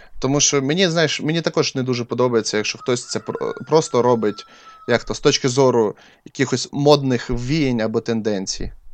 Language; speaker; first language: Ukrainian; non-native, local second language; Russian